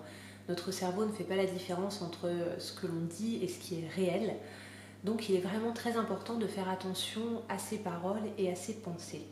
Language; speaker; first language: French; native; French